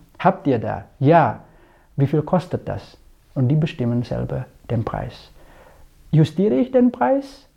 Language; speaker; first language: German; non-native, fluent; Indonesian